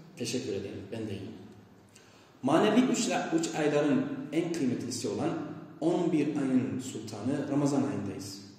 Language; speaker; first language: Turkish; non-native, fluent; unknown